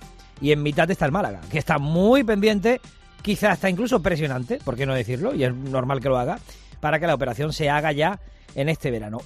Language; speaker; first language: Spanish; native; Spanish